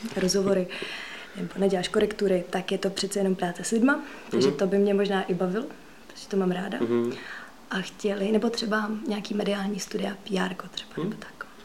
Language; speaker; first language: Czech; early bilingual, other home language; Russian